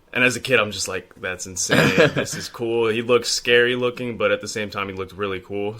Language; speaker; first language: English; native; English